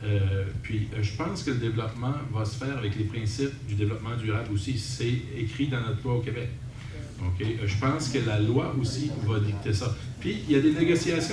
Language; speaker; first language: French; native; French